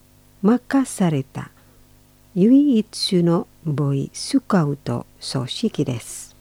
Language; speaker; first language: Japanese; non-native, fluent; Indonesian